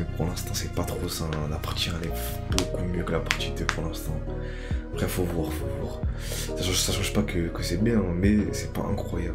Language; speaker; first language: French; native; French